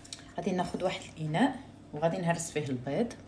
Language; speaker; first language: Arabic; native; Arabic